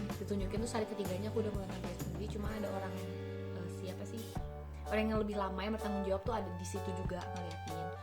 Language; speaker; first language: Indonesian; native; Indonesian